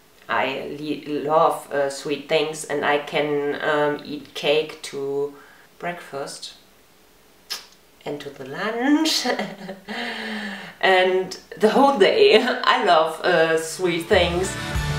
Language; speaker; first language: English; non-native, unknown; German